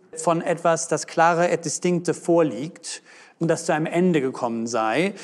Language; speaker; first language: German; native; German